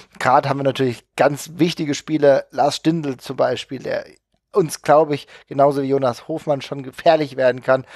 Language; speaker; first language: German; native; German